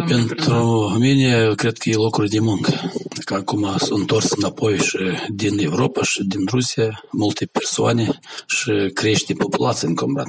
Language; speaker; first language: Romanian; non-native, local second language; Gagauz